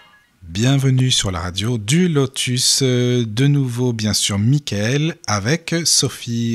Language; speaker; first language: French; native; French